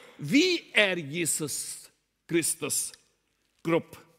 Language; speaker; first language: Swedish; non-native, learner; Urdu